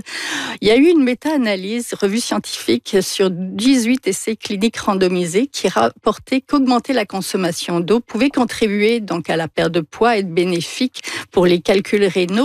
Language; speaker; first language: French; native; French